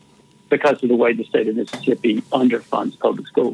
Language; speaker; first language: English; native; English